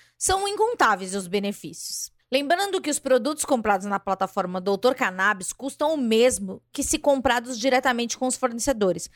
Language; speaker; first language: Portuguese; native; Portuguese